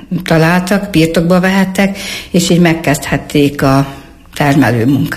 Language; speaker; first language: Hungarian; native; Hungarian